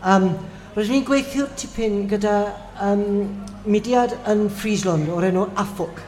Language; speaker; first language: Welsh; non-native, fluent; English